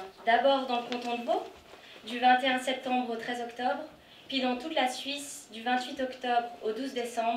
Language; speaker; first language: French; native; French